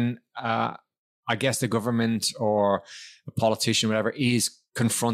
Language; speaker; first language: English; native; English